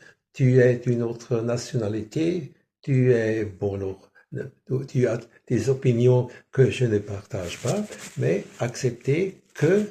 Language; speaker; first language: French; non-native, fluent; German